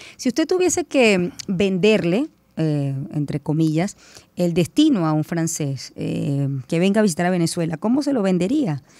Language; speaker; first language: Spanish; native; Spanish